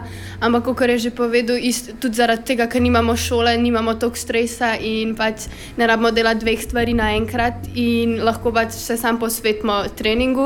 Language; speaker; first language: Slovenian; native; Slovenian